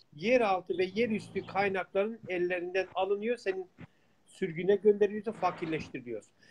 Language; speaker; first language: Turkish; non-native, local second language; Kurdish